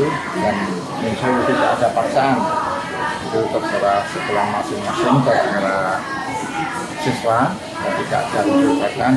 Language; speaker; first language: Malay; non-native, local second language; Javanese